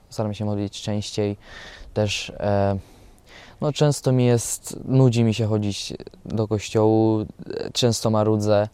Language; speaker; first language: Polish; non-native, fluent; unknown